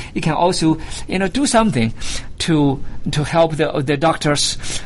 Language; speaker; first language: English; non-native, fluent; Chinese